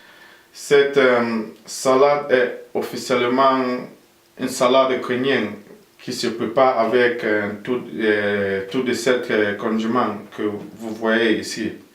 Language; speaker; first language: French; non-native, fluent; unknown